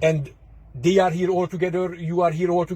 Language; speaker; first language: English; non-native, fluent; Hungarian